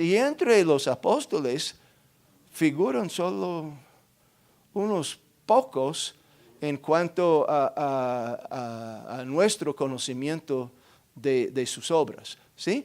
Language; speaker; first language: Spanish; non-native, fluent; English